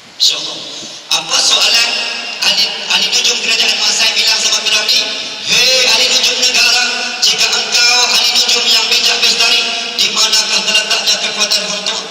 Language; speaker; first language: Malay; native; Malay